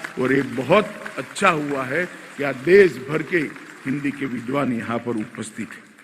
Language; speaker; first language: Hindi; non-native, local second language; Gujarati